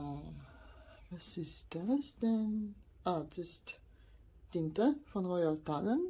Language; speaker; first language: German; non-native, learner; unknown